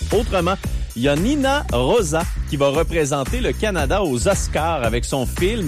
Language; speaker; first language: French; native; French